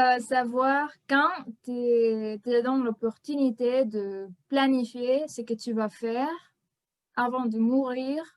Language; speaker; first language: French; non-native, fluent; Spanish